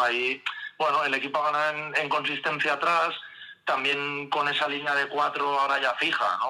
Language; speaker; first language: Spanish; native; Spanish